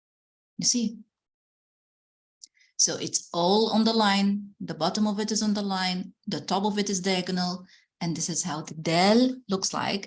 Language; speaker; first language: English; non-native, fluent; Arabic